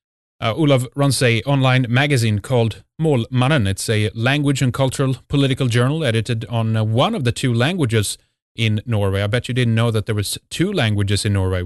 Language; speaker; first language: English; non-native, fluent; Swedish